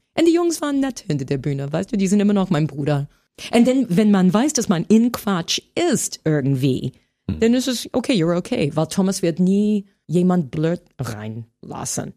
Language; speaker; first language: German; non-native, fluent; English